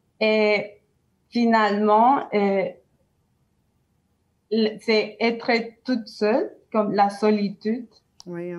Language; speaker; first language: French; non-native, learner; Spanish